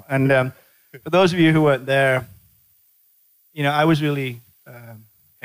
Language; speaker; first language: English; native; English